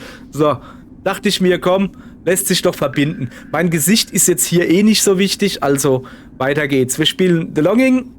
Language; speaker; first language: German; native; German